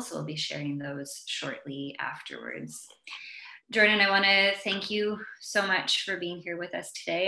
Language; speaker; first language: English; native; English